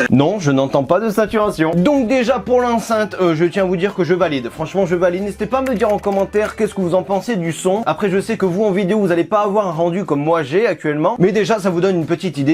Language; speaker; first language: French; native; French